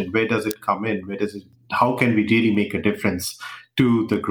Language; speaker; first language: English; non-native, local second language; Hindi